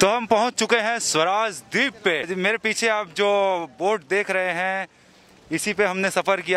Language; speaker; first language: Hindi; native; Hindi